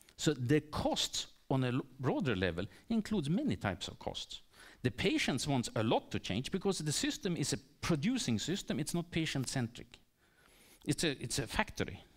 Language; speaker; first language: English; non-native, fluent; Swedish